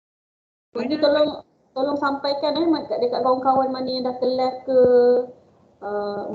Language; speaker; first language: Malay; native; Malay